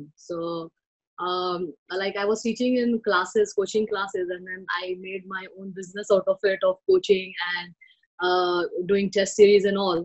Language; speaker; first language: English; non-native, local second language; Marathi